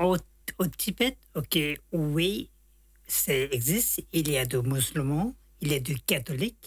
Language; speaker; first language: French; non-native, learner; Tibetan